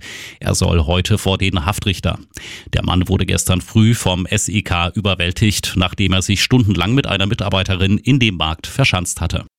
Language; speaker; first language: German; native; German